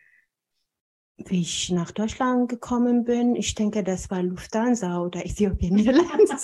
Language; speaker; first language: German; non-native, fluent; Amharic